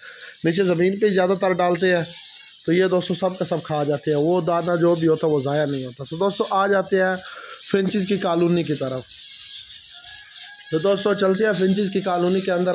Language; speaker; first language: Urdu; non-native, local second language; Punjabi